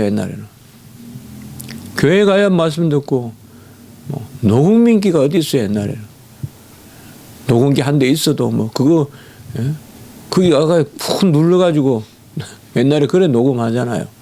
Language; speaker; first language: Korean; native; Korean